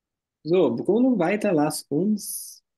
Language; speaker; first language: German; non-native, fluent; Portuguese